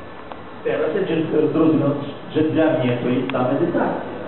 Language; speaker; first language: Polish; non-native, learner; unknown